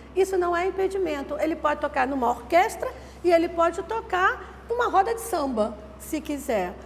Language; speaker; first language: Portuguese; native; Portuguese